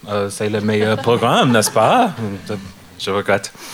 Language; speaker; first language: French; non-native, learner; English